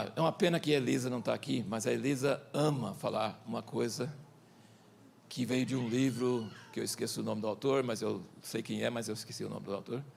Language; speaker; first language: Portuguese; early bilingual, other home language; English